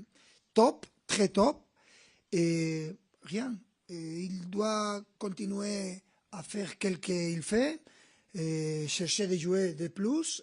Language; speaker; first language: French; non-native, learner; Spanish